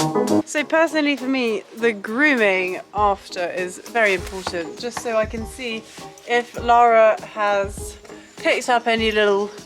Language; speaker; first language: English; native; English